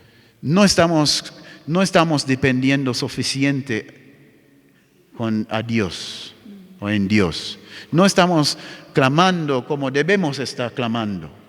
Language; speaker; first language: Spanish; non-native, fluent; English